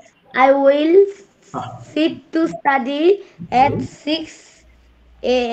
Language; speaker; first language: English; non-native, learner; Bangla